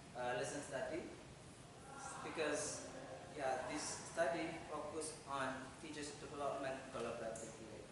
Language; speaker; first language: English; non-native, fluent; Indonesian